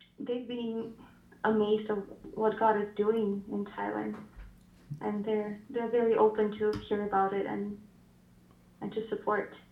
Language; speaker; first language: English; non-native, fluent; Ukrainian